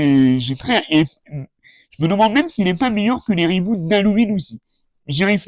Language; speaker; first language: French; native; French